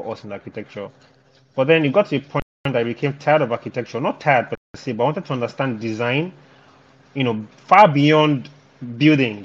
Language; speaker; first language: English; non-native, local second language; Yoruba